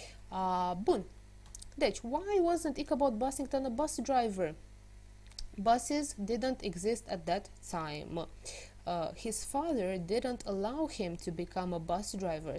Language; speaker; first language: English; non-native, fluent; Romanian